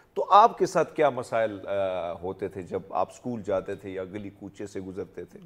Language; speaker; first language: Urdu; non-native, local second language; Pashto